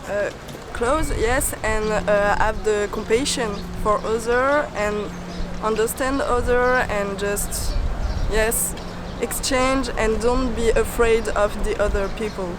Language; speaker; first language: English; non-native, learner; French